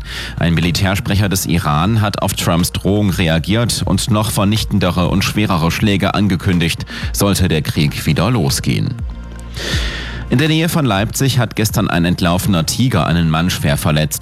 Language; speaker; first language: German; native; German